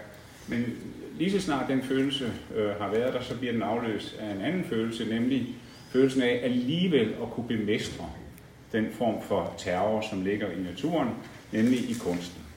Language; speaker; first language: Danish; native; Danish